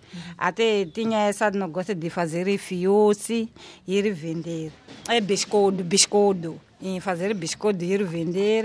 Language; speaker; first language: Portuguese; non-native, local second language; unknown